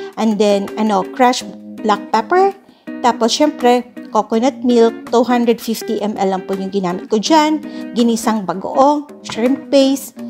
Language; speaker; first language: Filipino; non-native, local second language; Cebuano